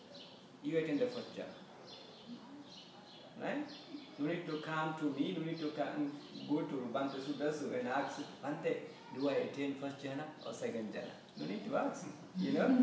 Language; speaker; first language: English; non-native, fluent; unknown